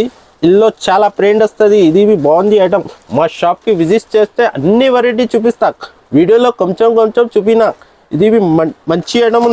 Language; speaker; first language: Telugu; non-native, local second language; Urdu